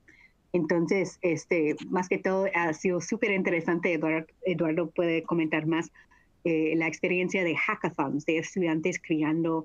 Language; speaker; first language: Spanish; non-native, fluent; English